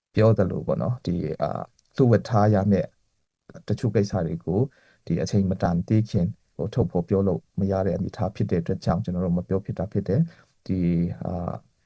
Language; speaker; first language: Burmese; non-native, local second language; Hakha Chin